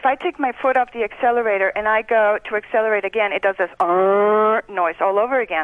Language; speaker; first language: English; non-native, fluent; Spanish